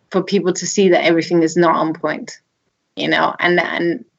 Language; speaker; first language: English; non-native, fluent; Danish